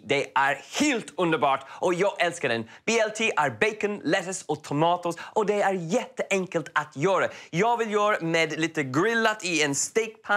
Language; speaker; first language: Swedish; non-native, learner; English